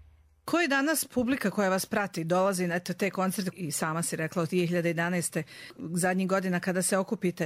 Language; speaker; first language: Croatian; native; Croatian